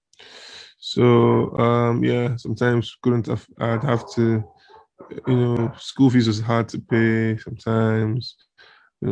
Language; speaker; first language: English; non-native, local second language; Igbo